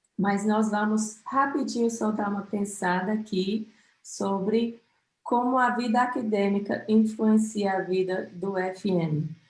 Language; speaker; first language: Portuguese; non-native, fluent; English